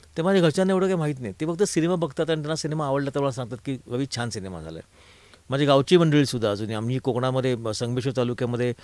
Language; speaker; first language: Marathi; native; Marathi